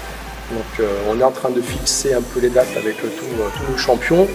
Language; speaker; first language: French; native; French